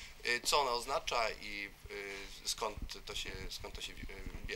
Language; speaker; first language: Polish; native; Polish